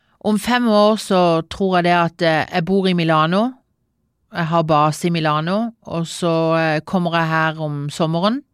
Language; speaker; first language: Norwegian; native; Norwegian